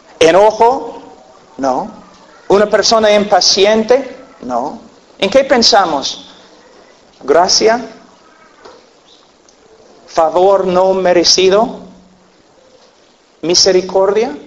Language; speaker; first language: Spanish; non-native, fluent; English